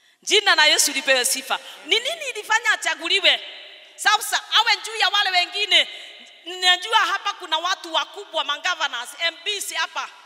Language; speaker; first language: Swahili; non-native, local second language; Kikuyu